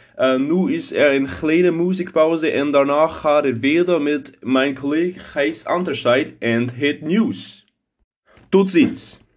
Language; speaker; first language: Dutch; non-native, learner; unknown